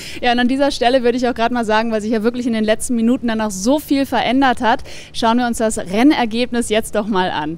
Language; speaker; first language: German; native; German